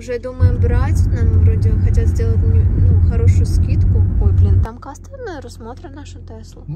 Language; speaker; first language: Russian; native; Russian